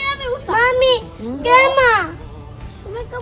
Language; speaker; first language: Spanish; native; Spanish